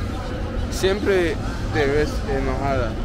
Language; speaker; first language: Spanish; non-native, learner; English